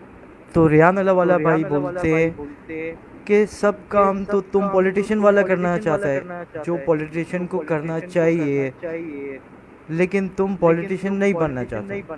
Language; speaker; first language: Hindi; non-native, fluent; Bangla